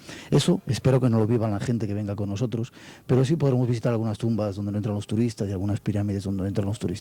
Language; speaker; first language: Spanish; native; Spanish